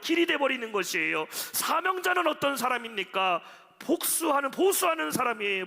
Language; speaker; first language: Korean; native; Korean